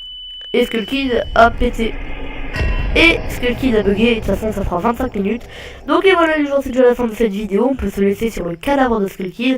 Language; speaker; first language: French; native; French